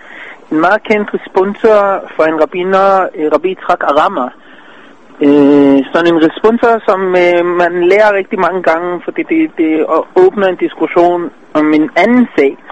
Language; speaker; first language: Danish; non-native, fluent; Hebrew